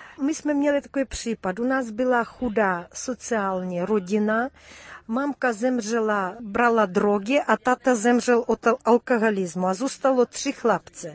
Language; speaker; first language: Czech; early bilingual, heritage; Czech